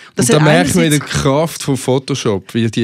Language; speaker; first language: German; native; German